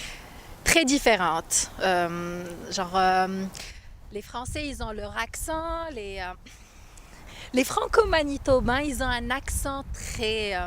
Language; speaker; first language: French; non-native, local second language; Arabic